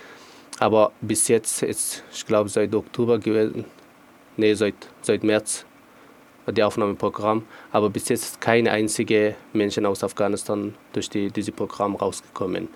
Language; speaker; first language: German; non-native, fluent; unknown